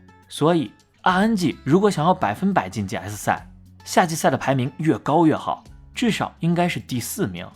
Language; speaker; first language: Chinese; native; Chinese